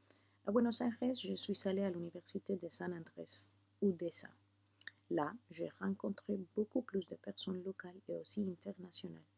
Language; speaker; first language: French; non-native, fluent; Spanish